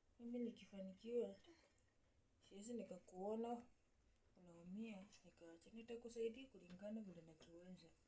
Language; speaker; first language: Swahili; native; Swahili